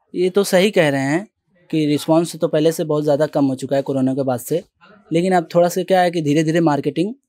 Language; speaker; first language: Hindi; native; Hindi